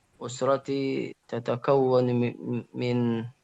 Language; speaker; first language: Arabic; non-native, learner; Indonesian